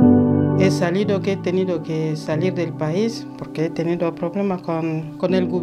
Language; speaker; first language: Spanish; non-native, fluent; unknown